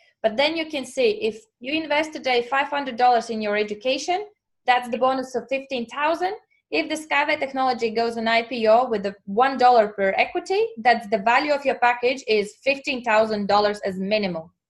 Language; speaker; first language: English; non-native, fluent; Latvian